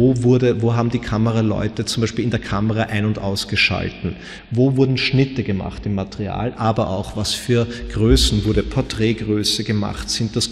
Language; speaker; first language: German; native; German